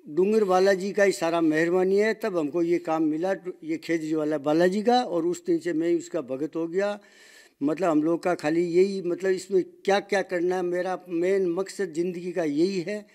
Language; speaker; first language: Hindi; native; Hindi